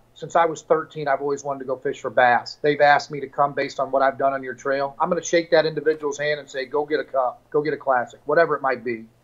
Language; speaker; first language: English; native; English